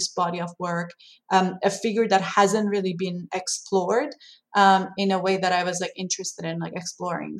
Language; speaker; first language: English; non-native, fluent; Persian